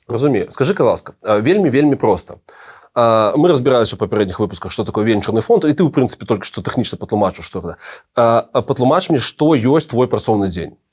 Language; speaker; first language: Belarusian; non-native, local second language; Russian